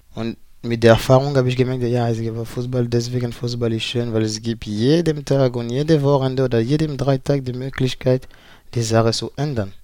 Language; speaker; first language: German; non-native, fluent; French